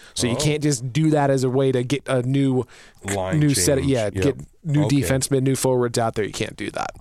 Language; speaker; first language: English; native; English